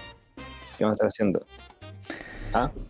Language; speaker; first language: Spanish; native; Spanish